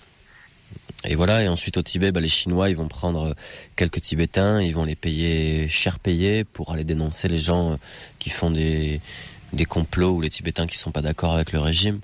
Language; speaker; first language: French; native; French